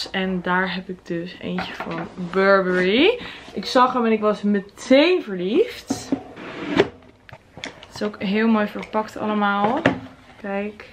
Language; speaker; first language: Dutch; native; Dutch